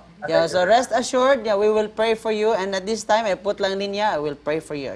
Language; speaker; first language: English; non-native, local second language; Cebuano